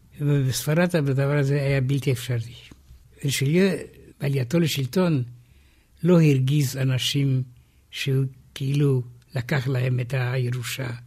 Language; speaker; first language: Hebrew; non-native, fluent; Romanian